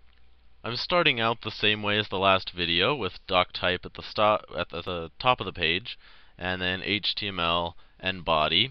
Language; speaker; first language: English; native; English